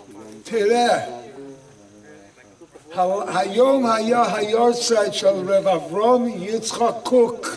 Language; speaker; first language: Hebrew; non-native, fluent; English